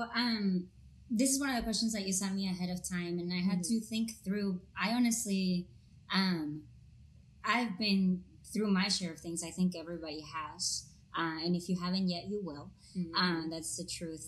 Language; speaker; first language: English; non-native, fluent; Spanish